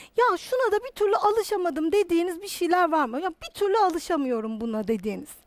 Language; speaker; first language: Turkish; native; Turkish